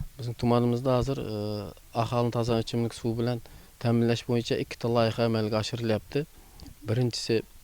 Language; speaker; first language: Uzbek; native; Uzbek